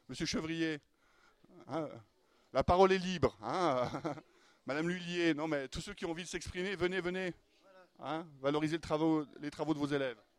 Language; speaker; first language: French; native; French